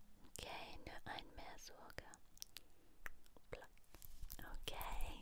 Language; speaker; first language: German; non-native, learner; English